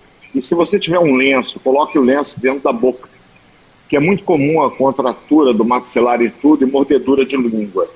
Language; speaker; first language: Portuguese; native; Portuguese